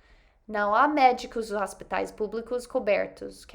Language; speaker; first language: Portuguese; non-native, fluent; English